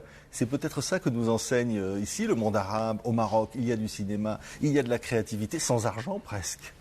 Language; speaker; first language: French; native; French